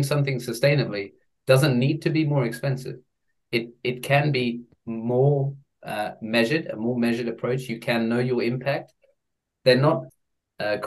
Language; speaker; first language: English; native; English